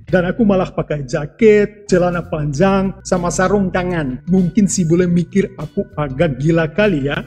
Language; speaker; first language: Indonesian; non-native, fluent; Russian